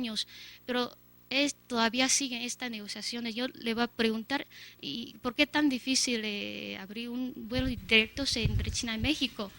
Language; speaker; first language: Spanish; non-native, fluent; Chinese